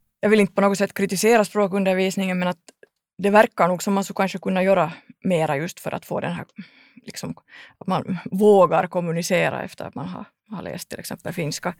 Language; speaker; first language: Swedish; native; Swedish